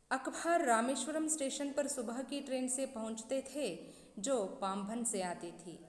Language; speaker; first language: Hindi; non-native, local second language; Kannada